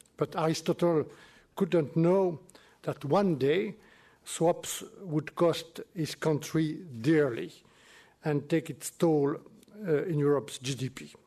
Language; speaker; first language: English; non-native, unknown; French